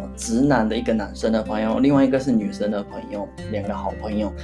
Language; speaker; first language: Chinese; non-native, fluent; Japanese